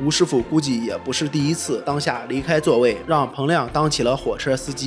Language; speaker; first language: Chinese; native; Chinese